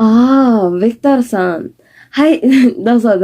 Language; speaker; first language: Japanese; non-native, learner; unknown